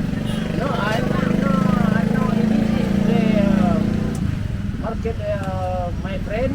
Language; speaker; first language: English; non-native, learner; Indonesian